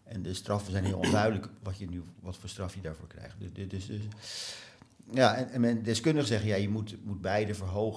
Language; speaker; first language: Dutch; native; Dutch